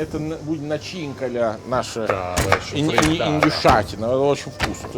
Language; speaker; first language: Russian; non-native, fluent; Italian